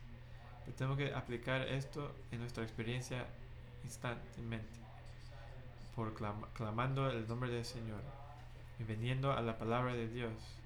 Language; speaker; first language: Spanish; non-native, fluent; English